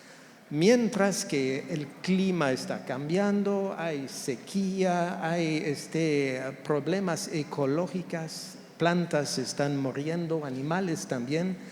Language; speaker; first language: Spanish; non-native, fluent; French